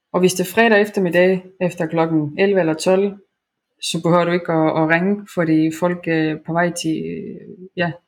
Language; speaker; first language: Danish; non-native, fluent; Estonian